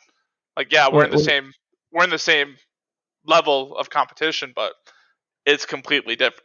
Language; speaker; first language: English; native; English